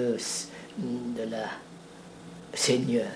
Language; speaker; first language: French; non-native, fluent; Telugu